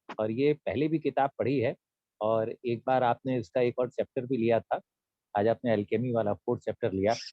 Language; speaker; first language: Hindi; native; Hindi